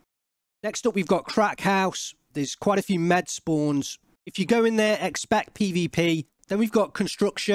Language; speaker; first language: English; native; English